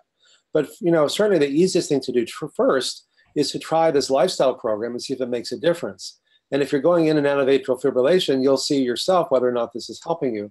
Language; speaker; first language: English; native; English